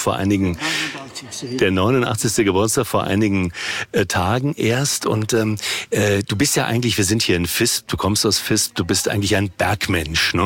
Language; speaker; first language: German; native; German